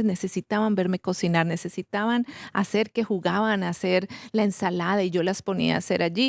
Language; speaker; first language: Spanish; native; Spanish